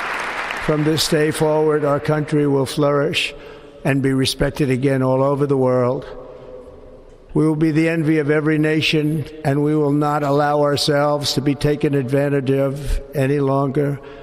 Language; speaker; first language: English; native; English